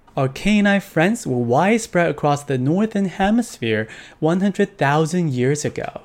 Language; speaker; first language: English; non-native, fluent; Chinese